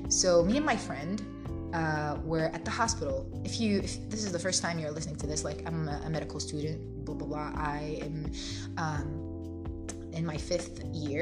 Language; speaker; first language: English; non-native, fluent; Arabic